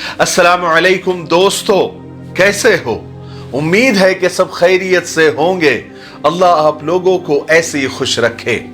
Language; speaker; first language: Urdu; native; Urdu